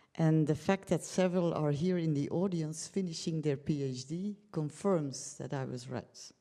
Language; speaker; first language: English; non-native, fluent; Dutch